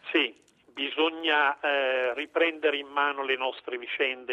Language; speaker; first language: Italian; native; Italian